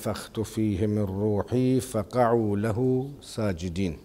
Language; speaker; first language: Arabic; native; Arabic